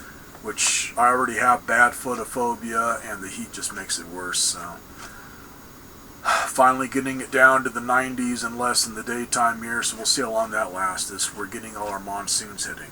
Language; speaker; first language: English; native; English